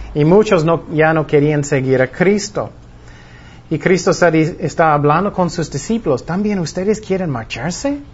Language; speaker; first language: Spanish; non-native, fluent; English